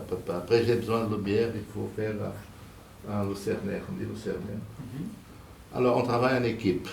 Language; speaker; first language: French; non-native, fluent; Portuguese